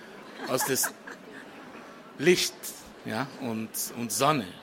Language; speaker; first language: German; non-native, fluent; French